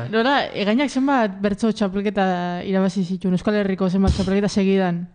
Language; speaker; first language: Basque; native; Basque